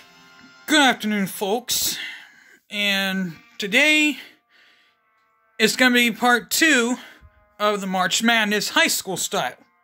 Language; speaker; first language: English; native; English